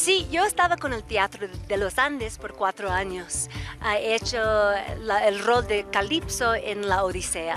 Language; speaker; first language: Spanish; native; Spanish